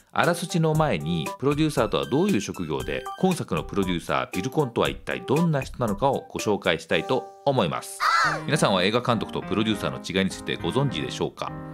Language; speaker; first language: Japanese; native; Japanese